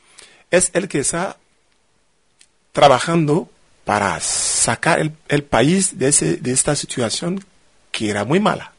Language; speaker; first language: Spanish; non-native, fluent; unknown